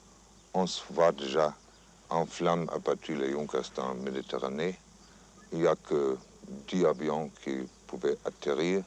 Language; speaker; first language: French; non-native, fluent; German